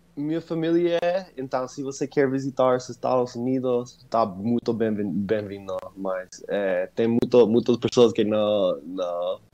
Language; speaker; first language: Portuguese; non-native, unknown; English